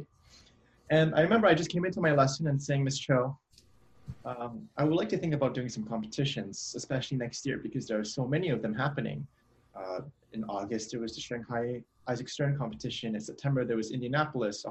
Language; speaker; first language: English; native; English